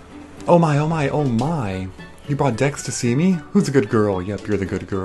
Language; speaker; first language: English; native; English